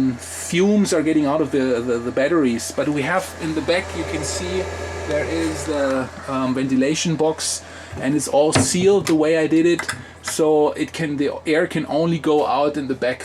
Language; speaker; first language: English; non-native, fluent; German